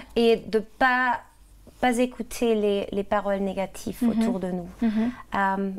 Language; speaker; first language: French; non-native, fluent; German